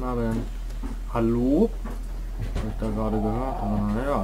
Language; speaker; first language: German; native; German